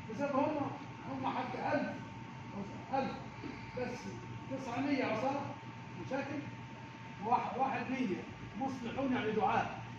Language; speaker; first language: Arabic; non-native, learner; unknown